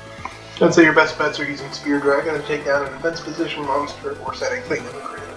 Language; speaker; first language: English; native; English